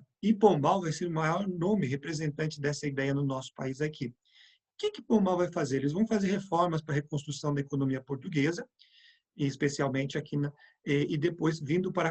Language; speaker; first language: Portuguese; native; Portuguese